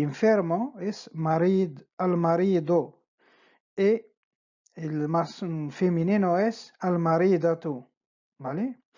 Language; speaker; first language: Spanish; non-native, fluent; Arabic